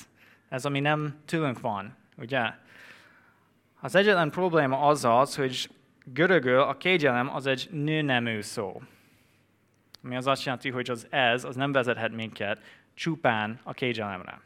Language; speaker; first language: Hungarian; non-native, fluent; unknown